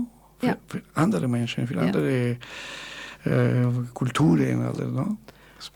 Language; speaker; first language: German; non-native, fluent; Spanish